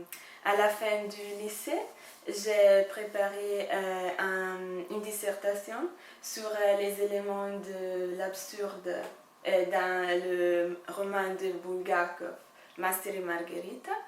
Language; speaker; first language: French; non-native, fluent; Italian